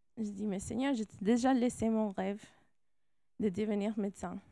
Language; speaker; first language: French; non-native, fluent; English